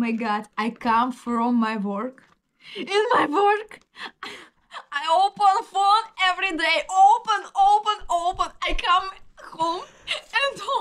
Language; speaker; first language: English; non-native, learner; Russian